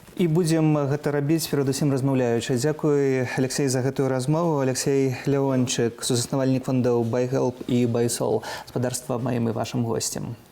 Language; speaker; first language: Belarusian; native; Belarusian